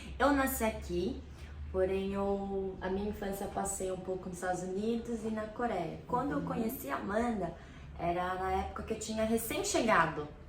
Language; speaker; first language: Portuguese; early bilingual, other home language; Korean